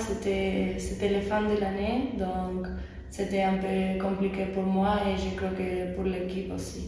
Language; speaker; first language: French; non-native, fluent; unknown